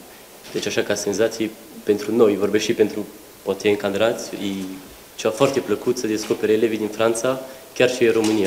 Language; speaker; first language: Romanian; non-native, local second language; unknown